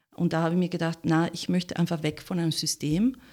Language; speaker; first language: German; non-native, fluent; Italian